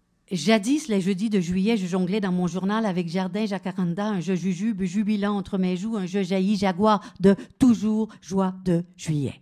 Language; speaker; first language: French; native; French